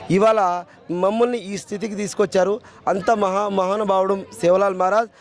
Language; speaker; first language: Telugu; non-native, local second language; Lambadi